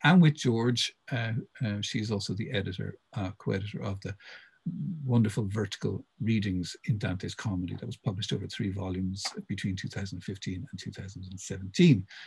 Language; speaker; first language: English; native; English